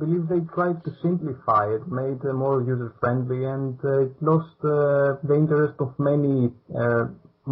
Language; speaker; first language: English; non-native, fluent; Greek